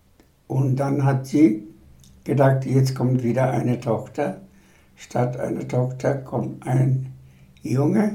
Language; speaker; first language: German; non-native, fluent; Bangla